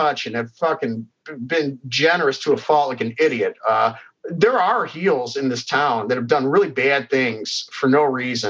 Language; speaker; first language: English; native; English